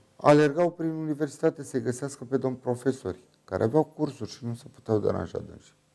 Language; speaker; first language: Romanian; native; Romanian